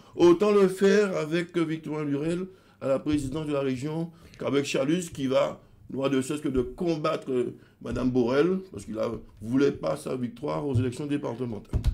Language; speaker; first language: French; native; French